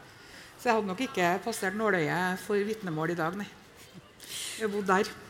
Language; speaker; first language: Norwegian; native; Norwegian